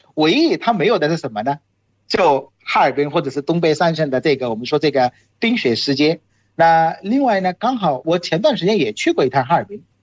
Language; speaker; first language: Chinese; non-native, fluent; Bangla